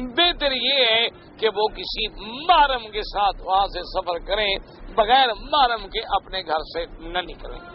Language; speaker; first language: Urdu; native; Urdu